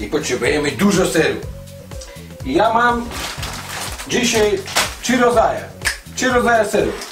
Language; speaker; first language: Polish; non-native, learner; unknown